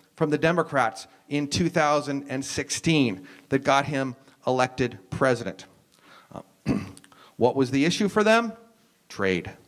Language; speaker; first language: English; native; English